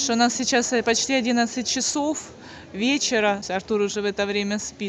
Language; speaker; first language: Russian; native; Russian